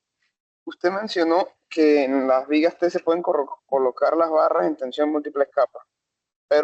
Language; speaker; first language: Spanish; native; Spanish